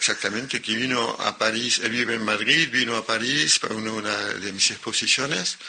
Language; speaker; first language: Spanish; non-native, local second language; French